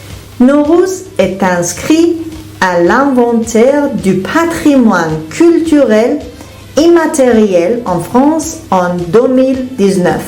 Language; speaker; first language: French; non-native, fluent; Persian